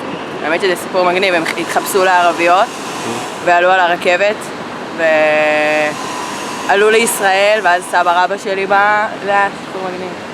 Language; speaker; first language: Hebrew; native; Hebrew